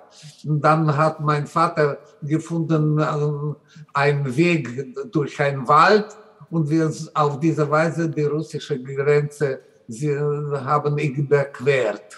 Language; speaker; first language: German; non-native, learner; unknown